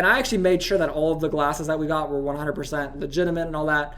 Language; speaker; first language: English; native; English